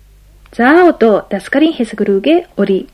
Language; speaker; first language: Mongolian; non-native, fluent; Japanese